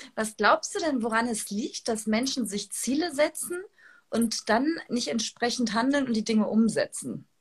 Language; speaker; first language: German; native; German